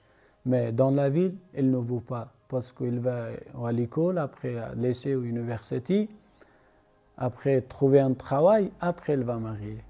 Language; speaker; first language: French; non-native, learner; Persian